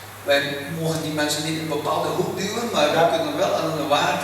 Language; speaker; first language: Dutch; early bilingual, other home language; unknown